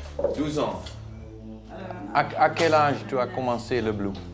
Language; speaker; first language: French; non-native, learner; Dutch